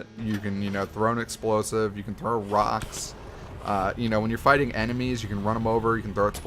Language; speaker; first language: English; native; English